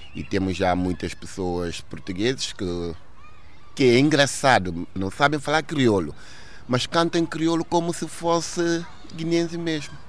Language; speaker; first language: Portuguese; non-native, local second language; Upper Guinea Crioulo